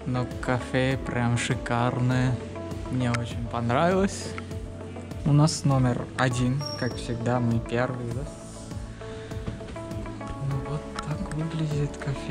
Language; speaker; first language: Russian; non-native, learner; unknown